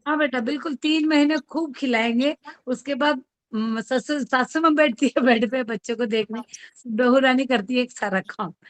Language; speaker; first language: Hindi; non-native, local second language; Telugu